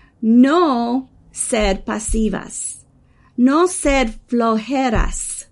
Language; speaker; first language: Spanish; early bilingual, heritage; English